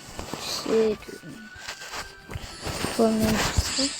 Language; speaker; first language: French; native; French